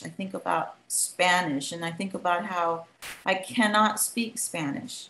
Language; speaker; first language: English; native; English